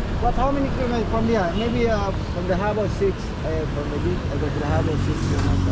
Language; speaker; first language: English; non-native, learner; Indonesian